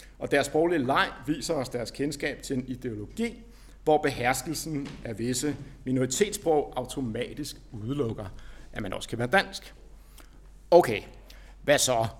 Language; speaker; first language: Danish; native; Danish